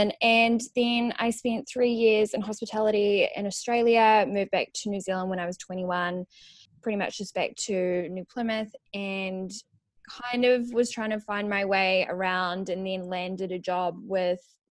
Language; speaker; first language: English; native; English